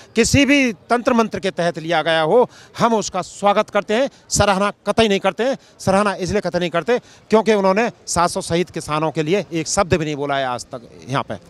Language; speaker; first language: Hindi; native; Hindi